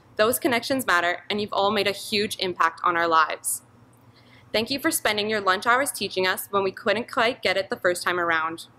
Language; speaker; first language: English; native; English